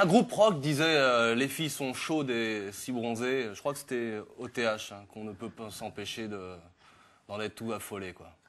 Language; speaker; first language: French; native; French